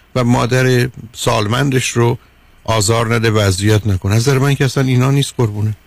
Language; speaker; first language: Persian; native; Persian